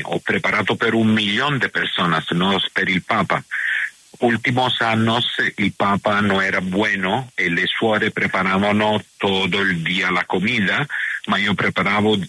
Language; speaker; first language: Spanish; non-native, learner; Italian